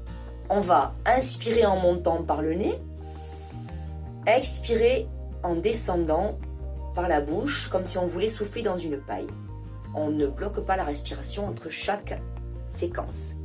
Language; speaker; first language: French; native; French